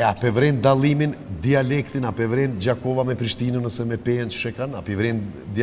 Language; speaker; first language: Albanian; native; Albanian